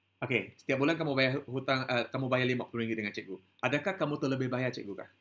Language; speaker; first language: Malay; non-native, local second language; Chinese